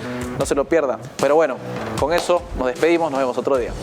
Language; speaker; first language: Spanish; native; Spanish